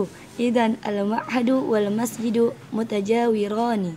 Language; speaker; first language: Arabic; non-native, learner; Indonesian